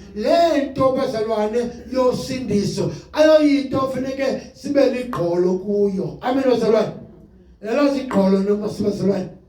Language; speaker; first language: Zulu; non-native, local second language; Xhosa